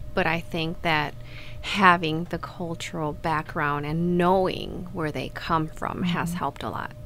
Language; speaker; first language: English; non-native, fluent; Spanish